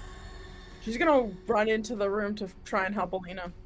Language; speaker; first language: English; native; English